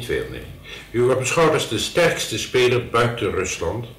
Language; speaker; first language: Dutch; native; Dutch